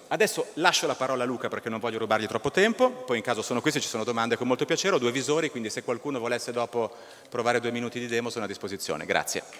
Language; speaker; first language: Italian; native; Italian